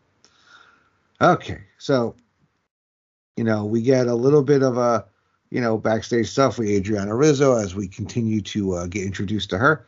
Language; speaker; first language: English; native; English